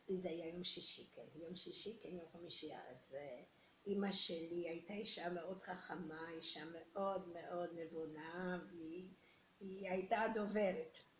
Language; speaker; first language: Hebrew; early bilingual, other home language; Romanian